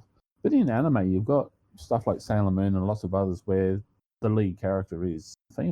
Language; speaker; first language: English; native; English